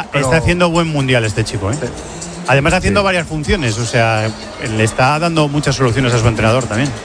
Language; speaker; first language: Spanish; native; Spanish